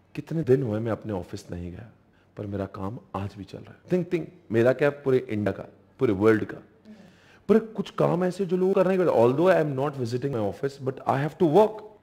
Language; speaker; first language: Hindi; native; Hindi